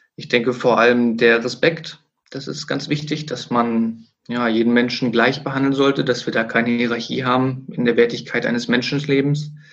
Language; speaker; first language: German; native; German